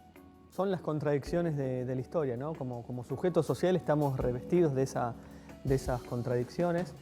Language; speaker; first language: Spanish; native; Spanish